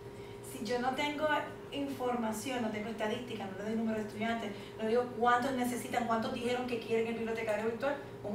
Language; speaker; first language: Spanish; native; Spanish